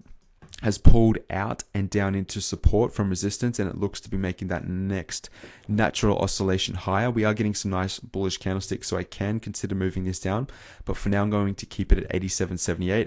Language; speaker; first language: English; native; English